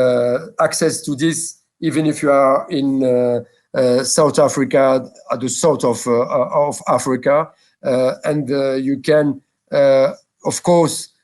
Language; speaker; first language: English; non-native, local second language; French